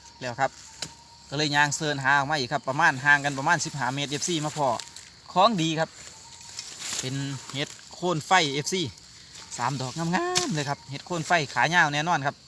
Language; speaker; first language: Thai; non-native, local second language; Northeastern Thai